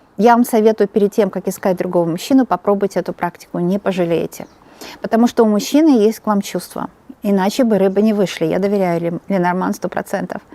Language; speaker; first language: Russian; native; Russian